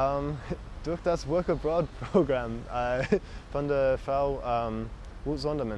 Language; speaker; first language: German; non-native, fluent; English